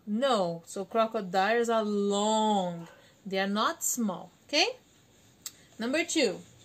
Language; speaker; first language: English; non-native, fluent; Portuguese